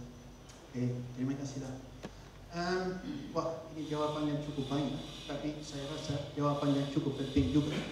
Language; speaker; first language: Indonesian; non-native, fluent; Dutch